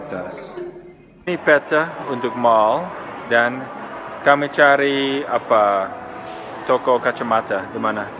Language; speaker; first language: Indonesian; non-native, fluent; English